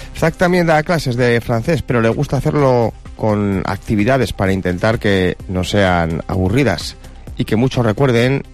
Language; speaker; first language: Spanish; native; Spanish